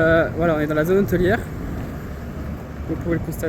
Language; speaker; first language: French; native; French